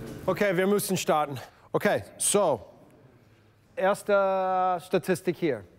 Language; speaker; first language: German; non-native, learner; English